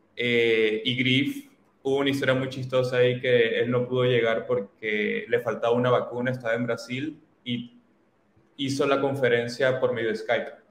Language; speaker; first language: Spanish; native; Spanish